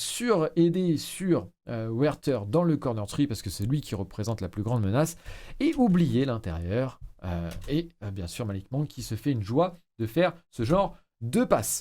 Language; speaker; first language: French; native; French